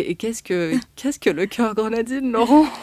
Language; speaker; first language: French; native; French